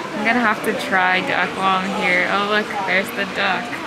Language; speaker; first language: English; native; English